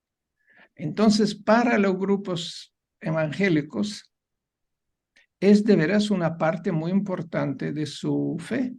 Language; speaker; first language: Spanish; non-native, fluent; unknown